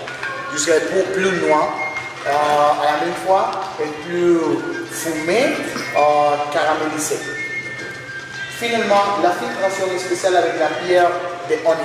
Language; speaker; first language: French; non-native, learner; Spanish